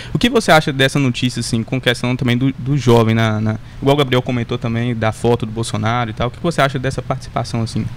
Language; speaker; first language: Portuguese; native; Portuguese